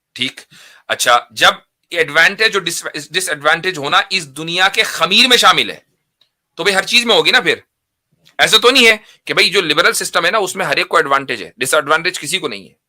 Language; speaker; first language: Urdu; native; Urdu